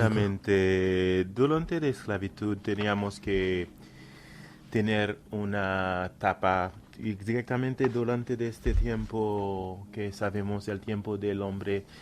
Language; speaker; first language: Spanish; non-native, fluent; Haitian Creole